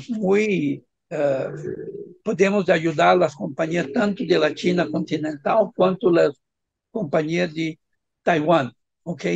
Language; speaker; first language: Spanish; non-native, fluent; Portuguese